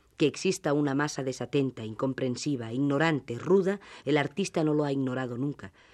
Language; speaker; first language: Spanish; native; Spanish